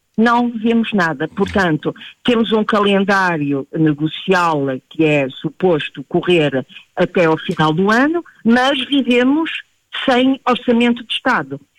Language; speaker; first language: Portuguese; early bilingual, heritage; Portuguese